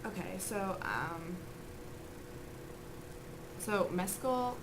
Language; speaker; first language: English; native; English